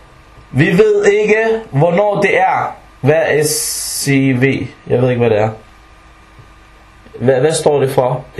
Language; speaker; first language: Danish; early bilingual, other home language; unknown